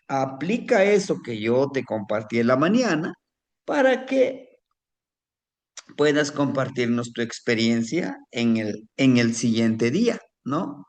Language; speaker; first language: Spanish; native; Spanish